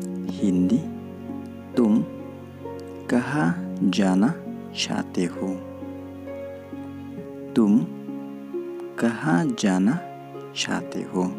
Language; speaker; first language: Hindi; non-native, local second language; Khasi